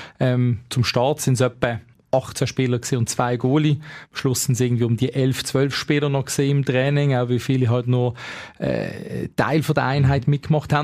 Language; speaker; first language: German; native; German